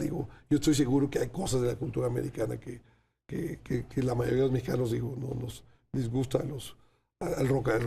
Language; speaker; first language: Spanish; native; Spanish